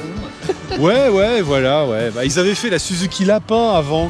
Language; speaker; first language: French; native; French